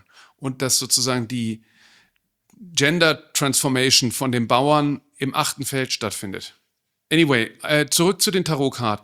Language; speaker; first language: German; native; German